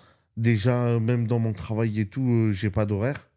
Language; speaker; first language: French; native; French